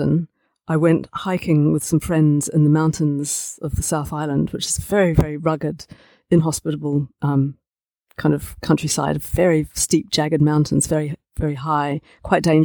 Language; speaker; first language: English; native; English